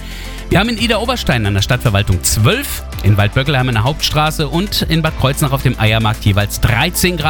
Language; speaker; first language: German; native; German